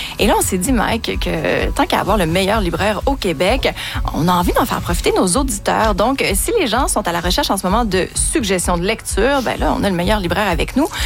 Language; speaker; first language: French; native; French